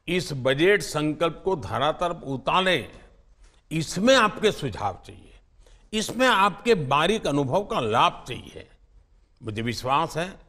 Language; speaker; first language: Hindi; non-native, local second language; Gujarati